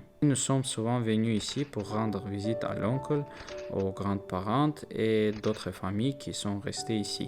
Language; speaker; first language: French; non-native, learner; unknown